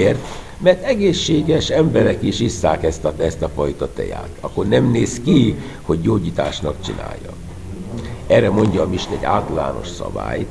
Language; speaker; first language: Hungarian; non-native, fluent; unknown